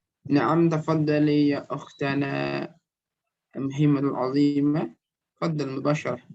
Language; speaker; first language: Arabic; non-native, fluent; Indonesian